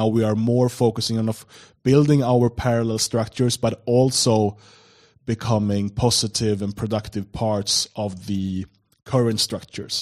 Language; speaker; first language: English; non-native, fluent; Swedish